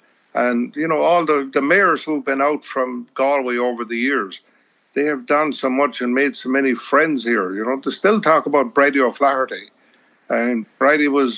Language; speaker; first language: English; native; English